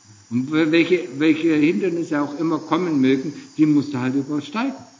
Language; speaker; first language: German; native; German